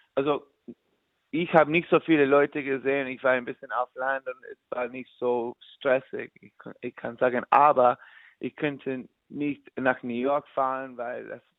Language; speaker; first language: German; non-native, learner; English